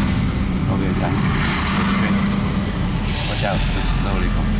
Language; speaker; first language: English; non-native, learner; Vietnamese